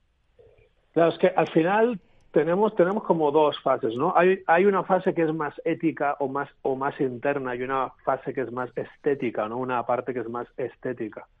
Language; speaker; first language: Spanish; native; Spanish